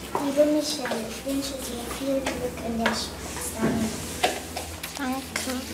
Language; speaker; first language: German; early bilingual, other home language; Korean